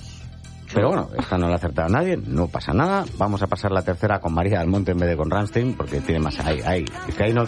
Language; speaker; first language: Spanish; native; Spanish